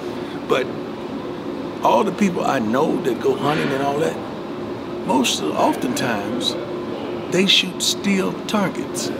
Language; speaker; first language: English; native; English